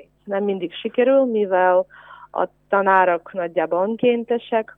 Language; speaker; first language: Hungarian; non-native, fluent; Ukrainian